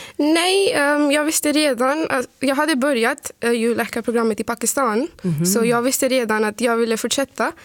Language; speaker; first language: Swedish; non-native, fluent; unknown